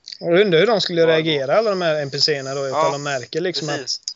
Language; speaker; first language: Swedish; native; Swedish